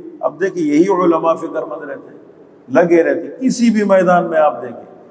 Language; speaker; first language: Urdu; non-native, local second language; Pashto